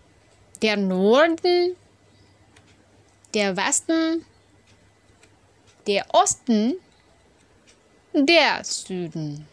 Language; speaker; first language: German; non-native, fluent; Indonesian